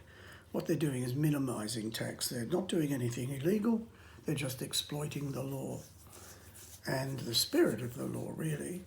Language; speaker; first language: English; native; English